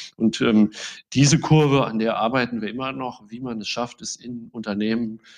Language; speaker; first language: German; native; German